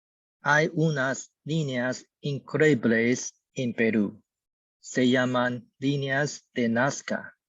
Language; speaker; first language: Spanish; non-native, learner; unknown